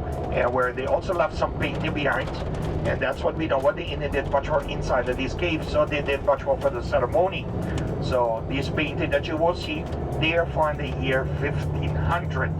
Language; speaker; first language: English; non-native, fluent; Papiamento